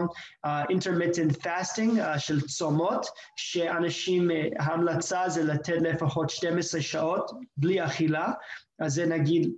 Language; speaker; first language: Hebrew; non-native, fluent; English